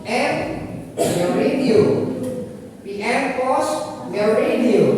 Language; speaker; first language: English; non-native, fluent; Indonesian